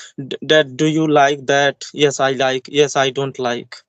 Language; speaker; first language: English; non-native, learner; Hindi